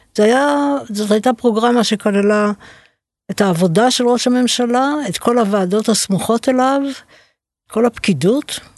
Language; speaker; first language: Hebrew; native; Hebrew